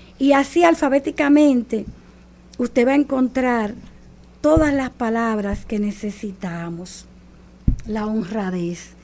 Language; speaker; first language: Spanish; native; Spanish